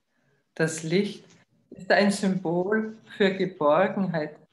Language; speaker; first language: German; native; German